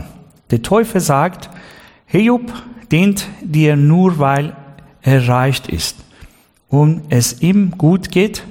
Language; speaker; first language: German; non-native, learner; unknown